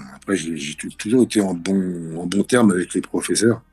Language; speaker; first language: French; native; French